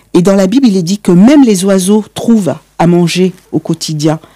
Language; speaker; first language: French; native; French